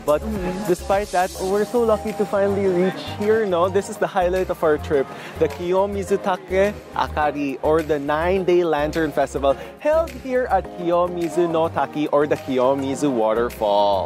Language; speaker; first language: English; non-native, local second language; Filipino